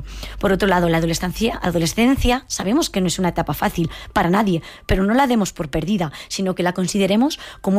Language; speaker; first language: Spanish; native; Spanish